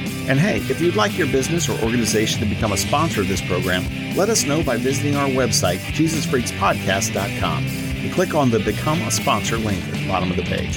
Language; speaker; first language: English; native; English